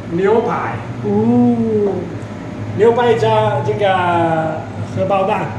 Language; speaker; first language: Chinese; non-native, fluent; Italian